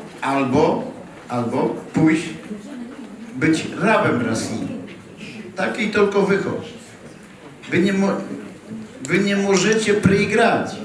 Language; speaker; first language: Polish; early bilingual, heritage; Polish